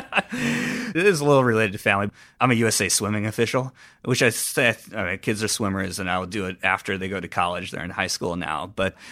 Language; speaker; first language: English; native; English